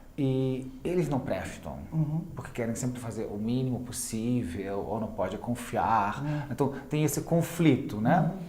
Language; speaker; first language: Portuguese; non-native, fluent; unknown